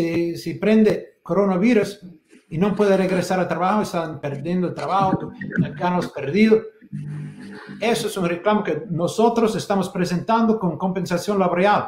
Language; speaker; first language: Spanish; non-native, fluent; English